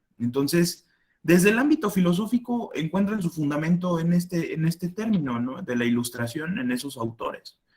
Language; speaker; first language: Spanish; native; Spanish